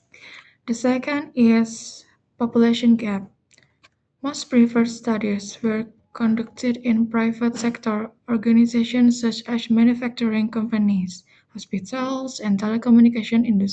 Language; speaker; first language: English; non-native, learner; Indonesian